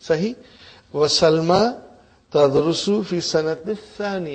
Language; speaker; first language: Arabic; non-native, fluent; Urdu